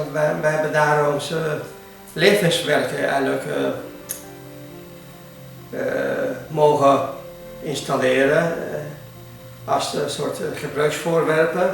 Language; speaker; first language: Dutch; non-native, fluent; Hungarian